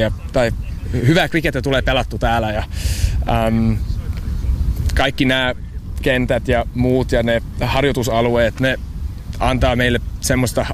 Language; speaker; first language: Finnish; early bilingual, heritage; English